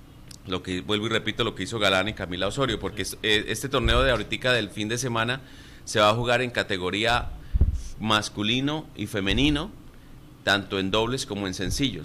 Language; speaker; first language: Spanish; native; Spanish